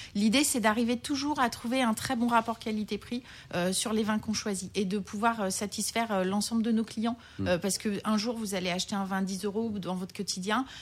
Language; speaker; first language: French; native; French